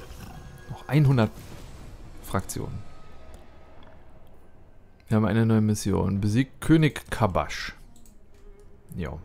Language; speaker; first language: German; native; German